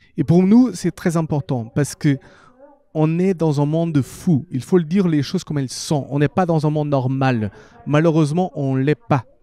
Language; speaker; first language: French; non-native, fluent; Portuguese